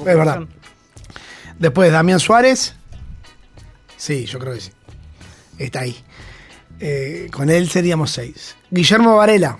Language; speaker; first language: Spanish; native; Spanish